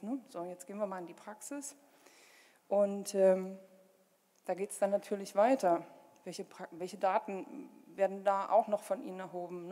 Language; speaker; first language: German; native; German